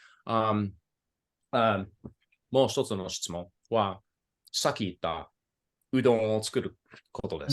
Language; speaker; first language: Japanese; non-native, fluent; English